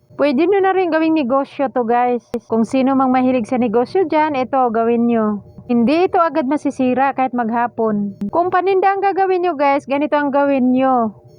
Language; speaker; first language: Filipino; non-native, local second language; Cebuano